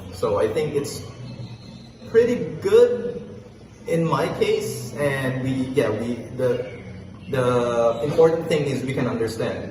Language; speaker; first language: English; non-native, local second language; Filipino